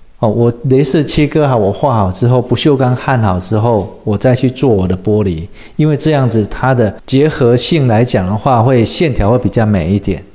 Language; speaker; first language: Chinese; native; Chinese